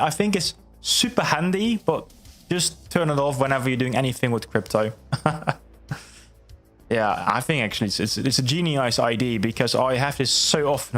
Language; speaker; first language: English; non-native, fluent; Dutch